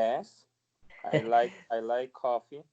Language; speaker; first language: English; non-native, learner; Spanish